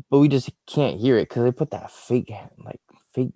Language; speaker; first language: English; native; English